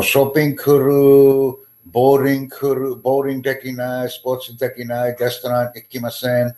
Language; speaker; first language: Japanese; non-native, learner; English